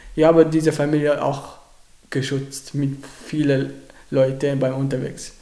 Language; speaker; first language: German; non-native, learner; Arabic